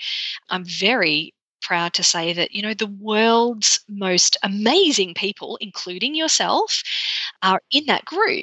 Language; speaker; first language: English; native; English